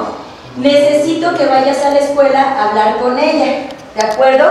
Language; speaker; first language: Spanish; native; Spanish